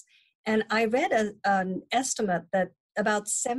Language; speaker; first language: English; non-native, local second language; Tamil